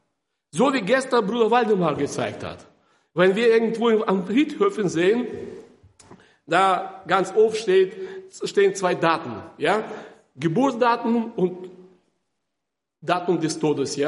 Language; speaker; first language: German; non-native, fluent; Russian